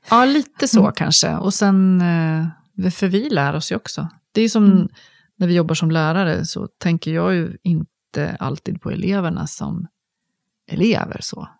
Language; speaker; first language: Swedish; native; Swedish